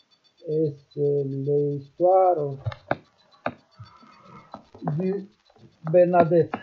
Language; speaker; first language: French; non-native, learner; Romanian